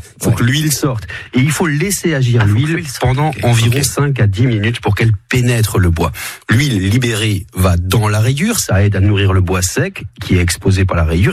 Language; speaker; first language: French; native; French